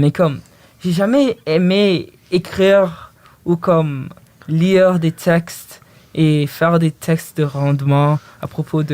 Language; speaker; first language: French; early bilingual, other home language; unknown